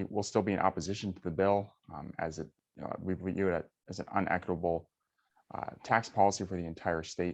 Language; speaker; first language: English; native; English